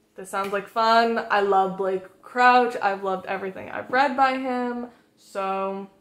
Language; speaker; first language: English; native; English